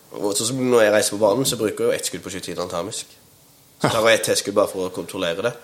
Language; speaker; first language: Norwegian; native; Norwegian